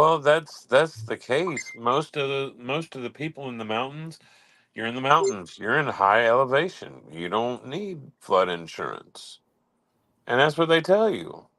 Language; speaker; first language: English; native; English